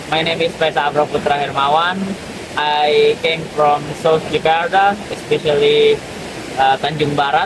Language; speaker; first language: English; non-native, learner; Indonesian